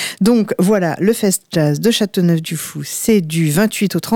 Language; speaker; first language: French; native; French